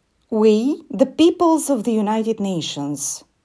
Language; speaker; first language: English; non-native, fluent; Romanian